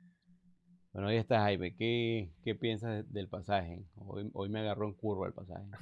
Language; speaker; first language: Spanish; native; Spanish